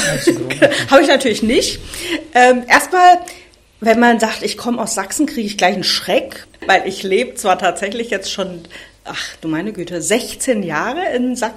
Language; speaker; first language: German; native; German